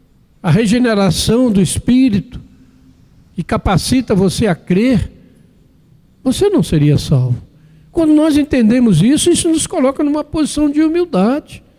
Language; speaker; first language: Portuguese; native; Portuguese